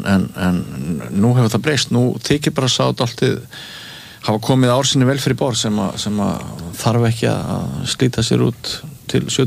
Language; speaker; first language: Icelandic; native; Icelandic